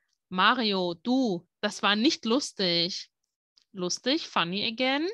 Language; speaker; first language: German; native; German